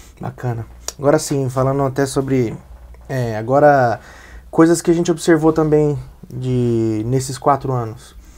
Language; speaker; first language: Portuguese; native; Portuguese